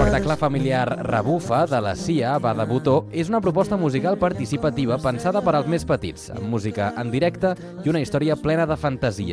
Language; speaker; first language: Catalan; native; Catalan